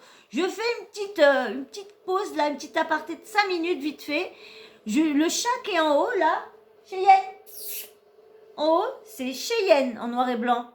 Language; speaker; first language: French; native; French